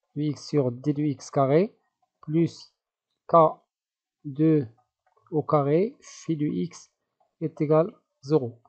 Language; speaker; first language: French; non-native, local second language; Arabic